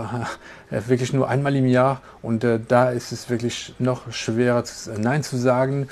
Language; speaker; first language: German; non-native, local second language; French